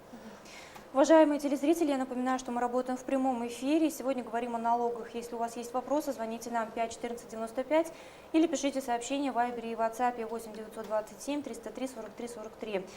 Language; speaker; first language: Russian; native; Russian